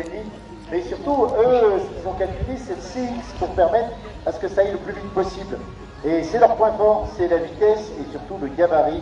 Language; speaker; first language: French; native; French